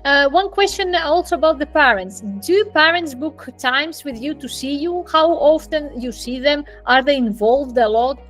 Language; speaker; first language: English; non-native, fluent; Greek